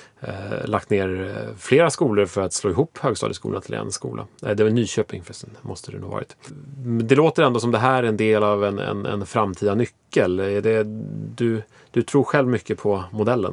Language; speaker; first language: Swedish; native; Swedish